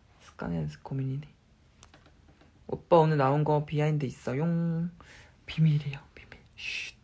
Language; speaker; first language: Korean; native; Korean